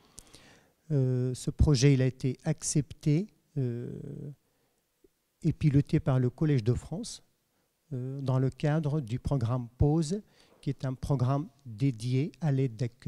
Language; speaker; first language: French; non-native, fluent; Arabic